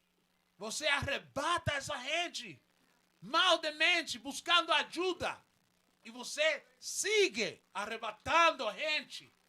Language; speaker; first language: Portuguese; non-native, learner; Spanish